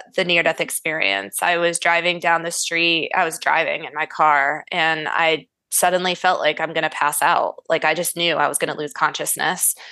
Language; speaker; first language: English; native; English